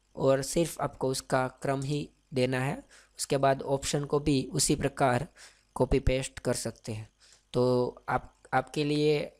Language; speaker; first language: Hindi; non-native, local second language; Gujarati